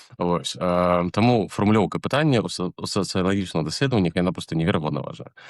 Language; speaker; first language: Belarusian; native; Belarusian